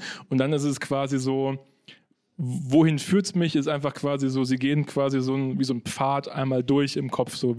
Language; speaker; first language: German; native; German